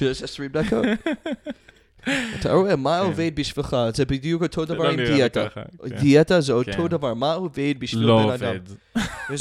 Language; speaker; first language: Hebrew; non-native, fluent; English